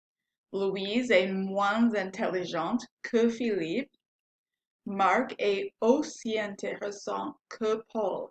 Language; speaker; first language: French; non-native, fluent; English